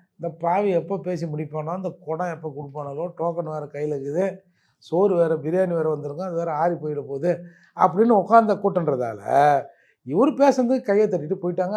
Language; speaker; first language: Tamil; native; Tamil